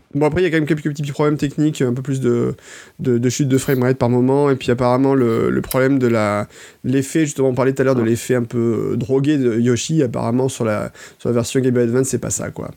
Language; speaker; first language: French; native; French